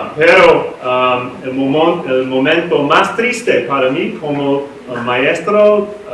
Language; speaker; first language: Spanish; non-native, learner; English